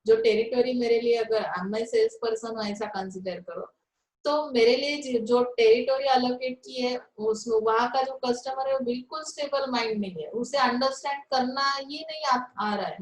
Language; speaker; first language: Hindi; non-native, local second language; Marathi